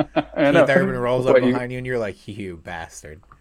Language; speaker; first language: English; native; English